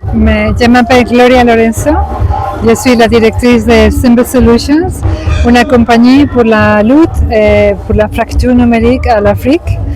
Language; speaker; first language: French; non-native, learner; Spanish